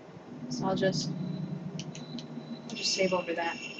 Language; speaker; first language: English; native; English